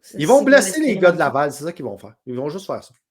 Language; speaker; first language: French; native; French